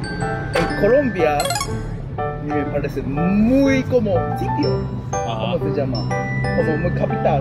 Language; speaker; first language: Spanish; non-native, learner; Japanese